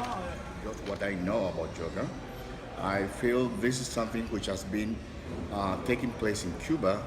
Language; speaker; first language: English; non-native, fluent; Spanish